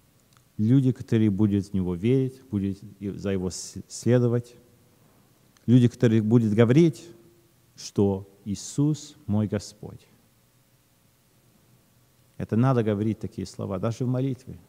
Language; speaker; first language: Russian; early bilingual, heritage; Russian